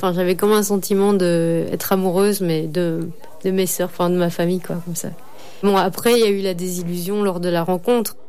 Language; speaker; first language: French; native; French